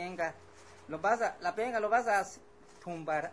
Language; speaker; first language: Spanish; non-native, local second language; Yucateco